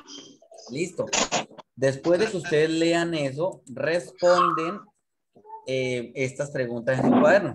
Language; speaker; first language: Spanish; native; Spanish